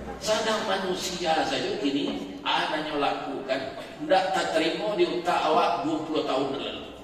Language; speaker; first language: Malay; non-native, local second language; Minangkabau